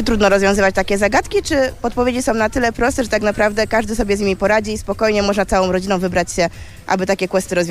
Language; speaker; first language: Polish; native; Polish